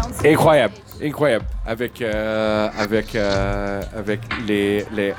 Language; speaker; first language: French; non-native, learner; English